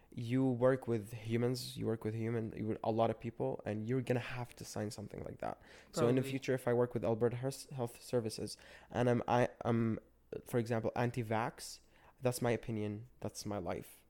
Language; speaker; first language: English; non-native, fluent; Arabic